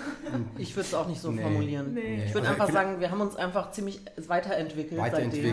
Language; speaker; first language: German; native; German